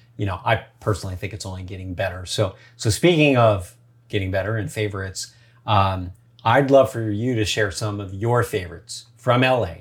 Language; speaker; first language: English; native; English